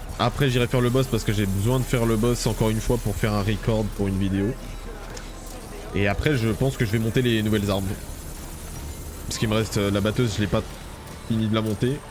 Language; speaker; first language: French; native; French